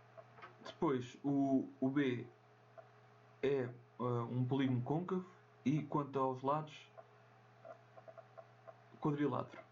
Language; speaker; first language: Portuguese; native; Portuguese